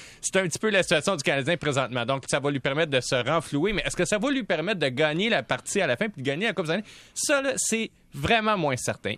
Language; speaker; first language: French; native; French